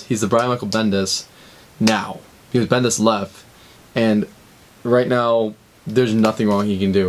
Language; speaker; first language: English; native; English